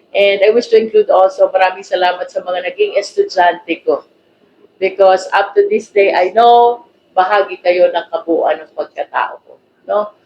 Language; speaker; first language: Filipino; native; Filipino